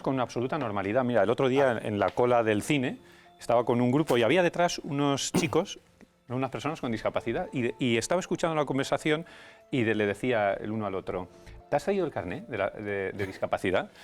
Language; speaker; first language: Spanish; native; Spanish